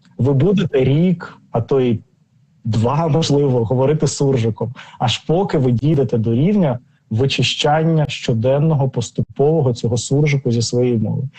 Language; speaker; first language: Ukrainian; non-native, local second language; Russian